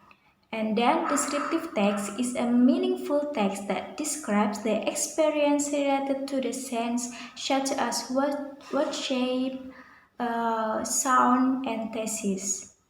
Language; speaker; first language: English; non-native, learner; Indonesian